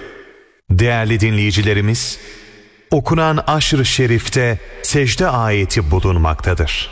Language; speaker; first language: Turkish; native; Turkish